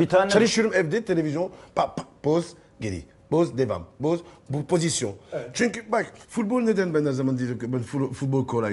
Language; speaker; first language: Turkish; non-native, learner; French